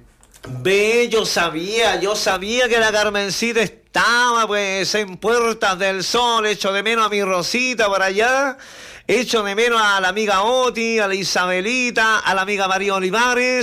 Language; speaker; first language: Spanish; native; Spanish